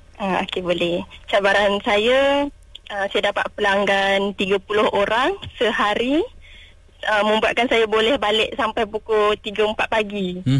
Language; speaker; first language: Malay; non-native, local second language; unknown